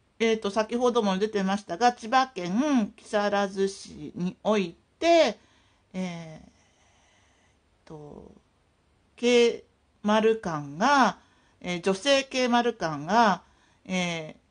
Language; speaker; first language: Japanese; native; Japanese